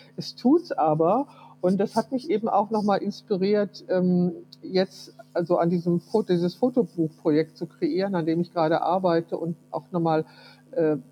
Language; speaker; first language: German; early bilingual, heritage; Russian